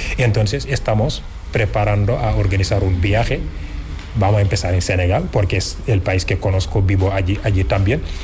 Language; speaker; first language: Spanish; non-native, fluent; Wolof